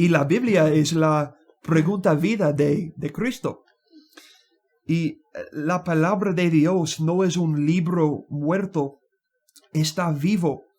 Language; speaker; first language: Spanish; non-native, learner; English